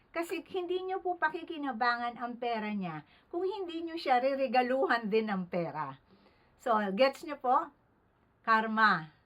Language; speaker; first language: Filipino; native; Filipino